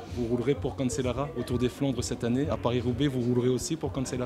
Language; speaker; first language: French; native; French